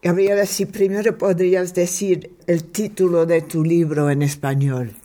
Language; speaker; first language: Spanish; non-native, fluent; English